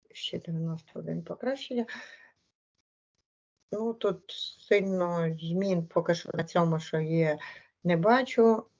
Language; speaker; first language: Ukrainian; native; Ukrainian